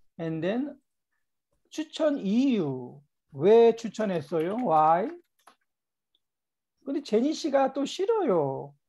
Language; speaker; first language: Korean; native; Korean